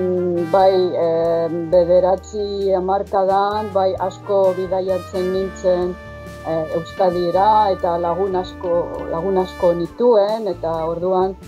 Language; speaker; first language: Basque; non-native, fluent; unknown